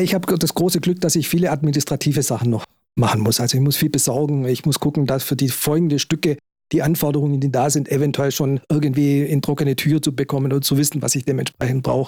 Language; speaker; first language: German; native; German